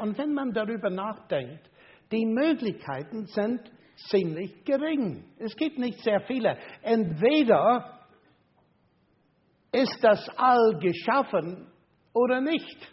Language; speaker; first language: German; non-native, fluent; English